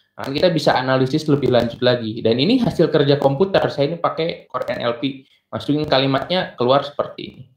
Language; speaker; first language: Indonesian; native; Indonesian